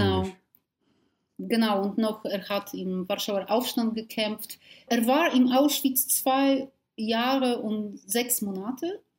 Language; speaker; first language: German; non-native, fluent; Polish